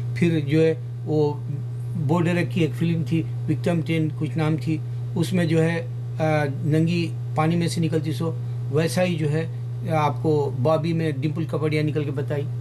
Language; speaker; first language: Urdu; native; Urdu